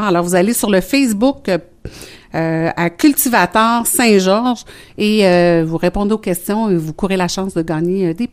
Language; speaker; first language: French; native; French